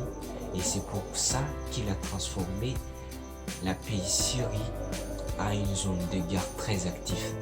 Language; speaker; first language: French; non-native, local second language; Malagasy